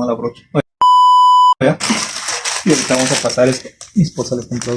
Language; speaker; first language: Spanish; native; Spanish